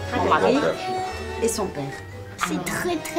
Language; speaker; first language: French; non-native, fluent; Chinese